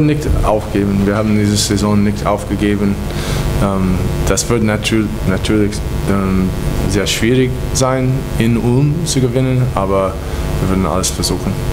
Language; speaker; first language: German; non-native, fluent; English